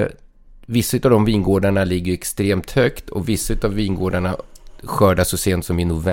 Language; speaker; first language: Swedish; native; Swedish